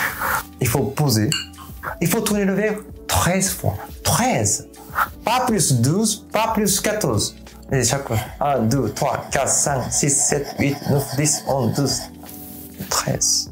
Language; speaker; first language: French; non-native, learner; Japanese